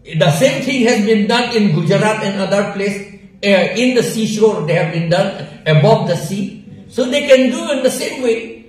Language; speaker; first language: English; non-native, local second language; Assamese